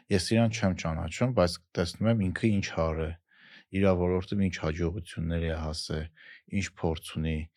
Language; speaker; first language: Armenian; native; Armenian